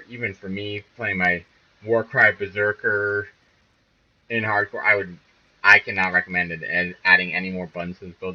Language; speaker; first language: English; native; English